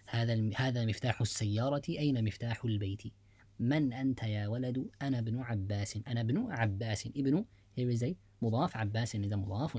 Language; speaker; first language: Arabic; non-native, fluent; English